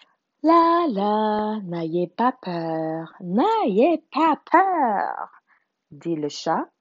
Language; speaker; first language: French; non-native, learner; Spanish